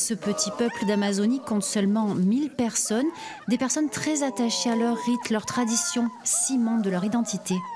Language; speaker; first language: French; native; French